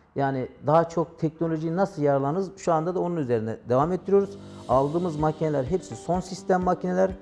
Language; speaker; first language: Turkish; native; Turkish